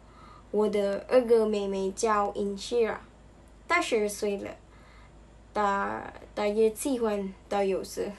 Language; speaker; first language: Chinese; non-native, learner; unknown